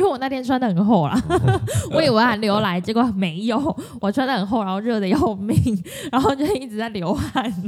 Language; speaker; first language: Chinese; native; Chinese